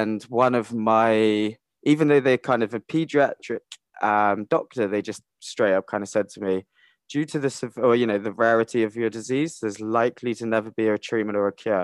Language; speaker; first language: English; native; English